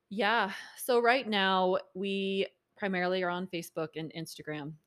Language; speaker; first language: English; native; English